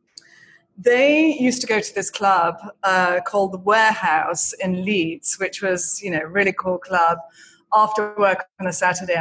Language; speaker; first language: English; native; English